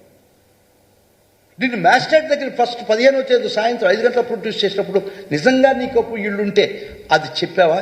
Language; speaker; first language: Telugu; native; Telugu